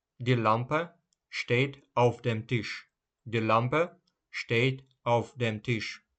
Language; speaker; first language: German; non-native, fluent; Ukrainian